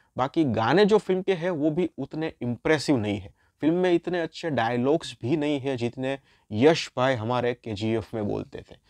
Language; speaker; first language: Hindi; non-native, local second language; Gujarati